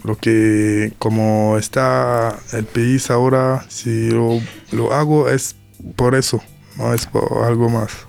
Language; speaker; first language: Spanish; non-native, learner; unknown